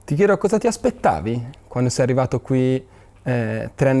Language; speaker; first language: Italian; native; Italian